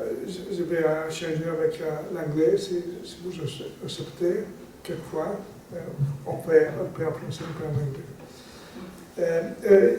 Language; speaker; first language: French; non-native, learner; Italian